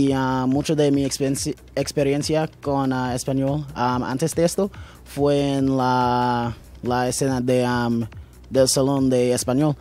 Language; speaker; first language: Spanish; non-native, learner; English